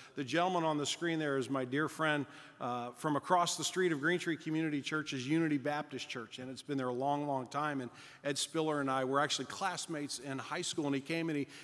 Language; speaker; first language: English; native; English